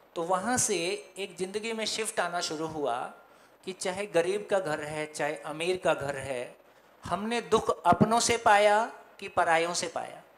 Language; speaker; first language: Hindi; native; Hindi